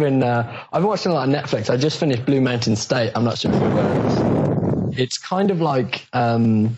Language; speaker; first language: English; native; English